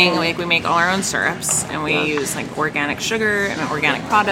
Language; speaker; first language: English; native; English